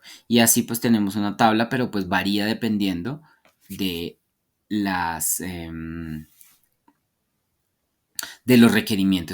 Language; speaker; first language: Spanish; native; Spanish